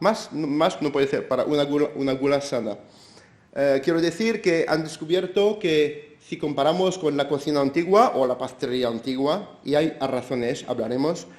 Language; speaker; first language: Spanish; non-native, fluent; French